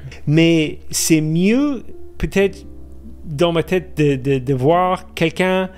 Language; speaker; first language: French; non-native, fluent; English